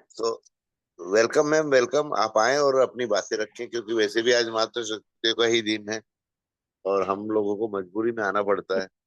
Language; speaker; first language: Hindi; native; Hindi